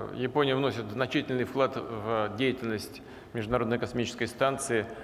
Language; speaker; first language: Russian; native; Russian